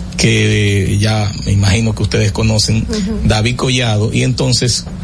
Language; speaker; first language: Spanish; native; Spanish